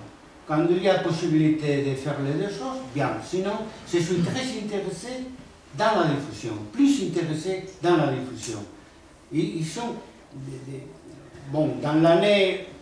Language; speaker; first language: French; non-native, fluent; Spanish